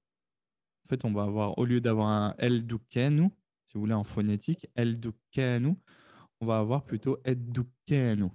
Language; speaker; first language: French; native; French